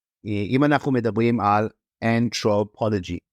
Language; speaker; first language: Hebrew; native; Hebrew